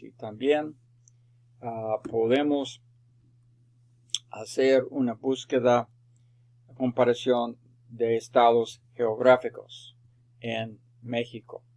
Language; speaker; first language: Spanish; non-native, fluent; English